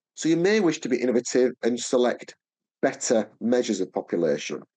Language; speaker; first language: English; native; English